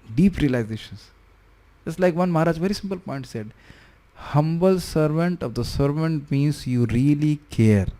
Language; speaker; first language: English; non-native, local second language; Hindi